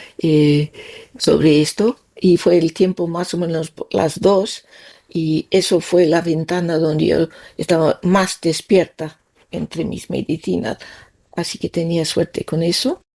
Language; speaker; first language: Spanish; non-native, learner; Danish